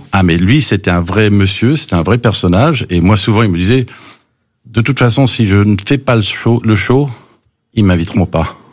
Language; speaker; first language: French; early bilingual, other home language; English